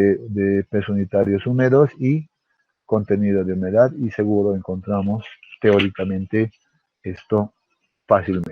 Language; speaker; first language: Spanish; native; Spanish